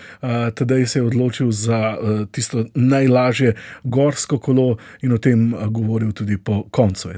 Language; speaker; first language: Slovenian; native; Slovenian